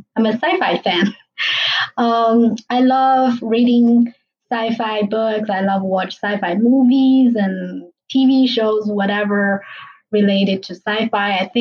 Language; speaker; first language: English; non-native, fluent; Chinese